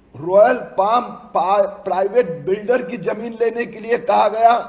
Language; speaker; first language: Hindi; non-native, local second language; Gujarati